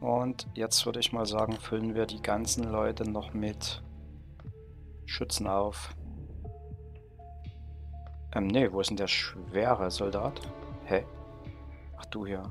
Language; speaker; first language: German; native; German